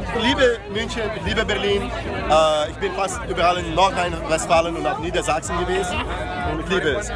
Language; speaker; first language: German; non-native, fluent; Portuguese